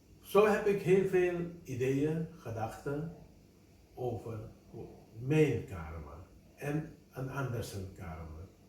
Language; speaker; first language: Dutch; non-native, local second language; Caribbean Hindustani